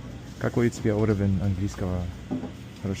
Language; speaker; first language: Russian; non-native, learner; English